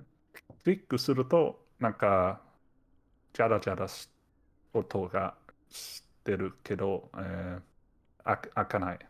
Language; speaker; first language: Japanese; non-native, fluent; Danish